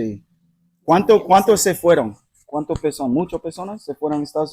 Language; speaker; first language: Spanish; non-native, learner; English